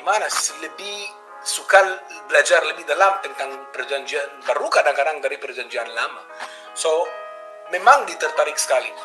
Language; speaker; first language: Indonesian; non-native, fluent; Hebrew